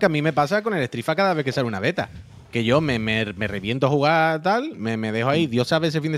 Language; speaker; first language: Spanish; native; Spanish